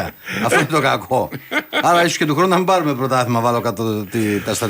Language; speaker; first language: Greek; native; Greek